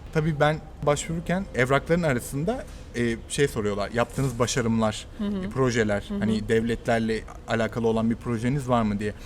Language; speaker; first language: Turkish; native; Turkish